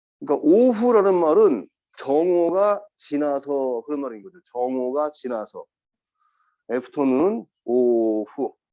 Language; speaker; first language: Korean; native; Korean